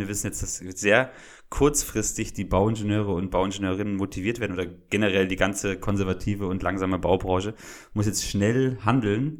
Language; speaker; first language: German; native; German